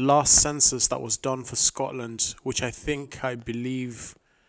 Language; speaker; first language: English; native; English